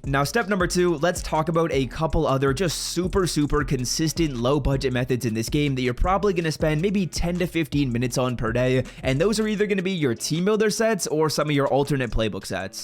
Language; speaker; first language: English; native; English